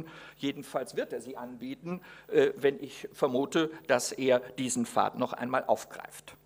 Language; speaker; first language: German; native; German